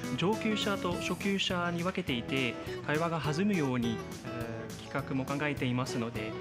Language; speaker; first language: Japanese; non-native, fluent; Dutch